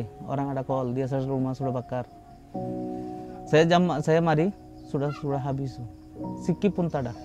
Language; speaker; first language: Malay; non-native, learner; Rohingya